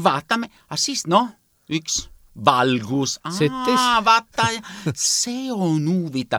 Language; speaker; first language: Estonian; non-native, learner; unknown